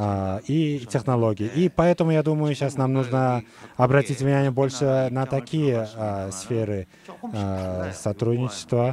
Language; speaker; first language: Russian; non-native, fluent; Korean